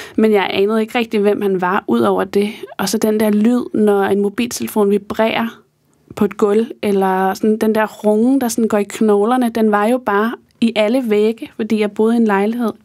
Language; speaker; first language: Danish; native; Danish